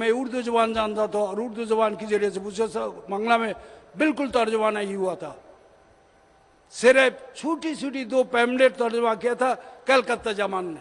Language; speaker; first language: Urdu; non-native, fluent; Bangla